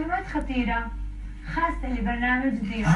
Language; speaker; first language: Arabic; native; Arabic